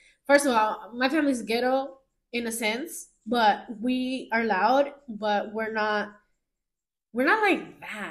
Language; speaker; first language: English; early bilingual, other home language; Spanish